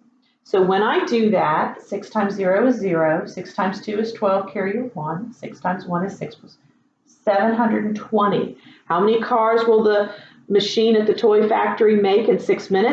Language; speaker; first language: English; native; English